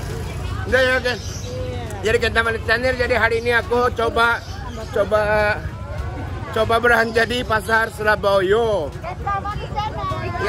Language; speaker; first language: Indonesian; non-native, learner; Japanese